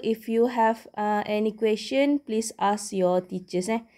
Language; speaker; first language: English; non-native, local second language; Malay